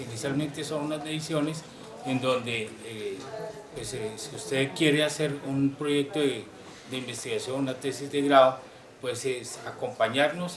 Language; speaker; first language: Spanish; native; Spanish